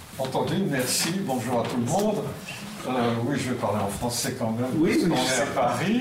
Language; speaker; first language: French; non-native, fluent; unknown